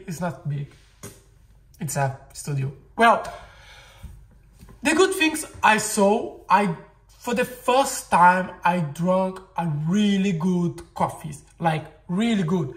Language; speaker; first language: English; non-native, learner; Portuguese